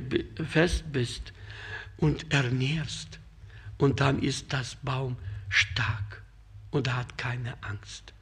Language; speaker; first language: German; non-native, fluent; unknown